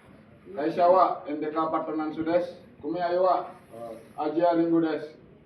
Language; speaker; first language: Japanese; non-native, learner; Indonesian